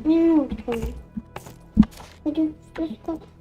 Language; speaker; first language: Russian; native; Russian